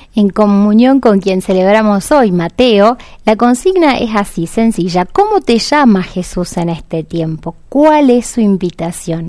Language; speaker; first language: Spanish; native; Spanish